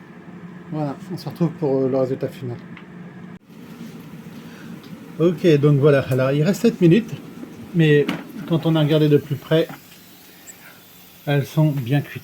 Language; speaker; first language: French; native; French